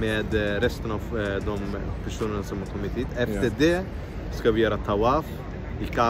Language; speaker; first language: Swedish; non-native, fluent; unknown